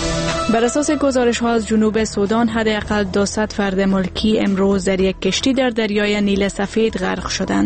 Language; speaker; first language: Persian; native; Persian